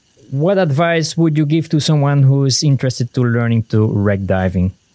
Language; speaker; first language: English; non-native, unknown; Dutch